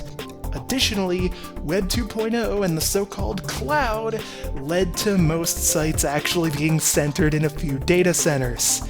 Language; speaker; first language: English; native; English